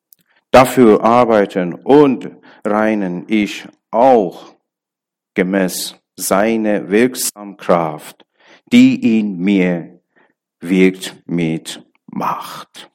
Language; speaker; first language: German; non-native, learner; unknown